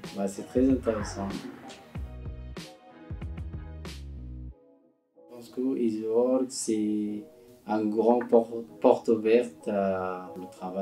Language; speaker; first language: French; non-native, learner; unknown